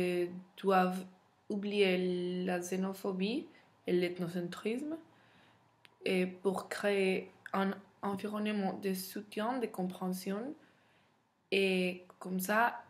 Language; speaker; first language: French; non-native, fluent; Spanish